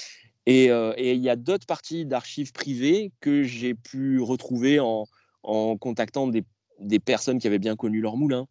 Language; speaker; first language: French; native; French